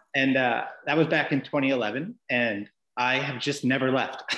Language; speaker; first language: English; native; English